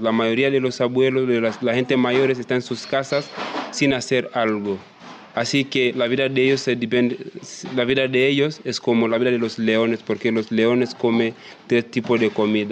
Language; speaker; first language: Spanish; non-native, learner; Masai